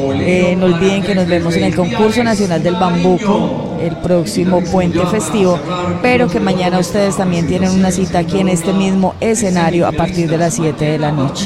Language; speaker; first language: Spanish; native; Spanish